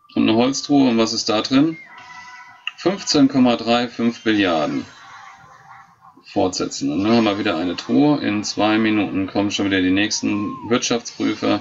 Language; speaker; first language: German; native; German